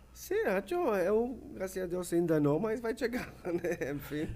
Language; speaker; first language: Portuguese; non-native, learner; Hebrew